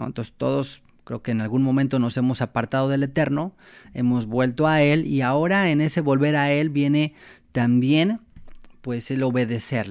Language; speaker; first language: Spanish; native; Spanish